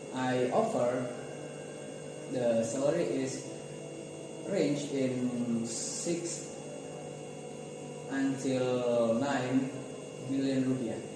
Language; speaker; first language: English; non-native, learner; Indonesian